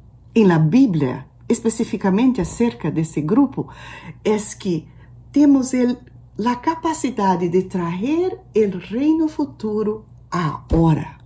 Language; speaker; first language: Spanish; non-native, learner; Portuguese